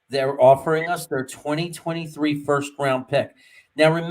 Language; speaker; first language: English; native; English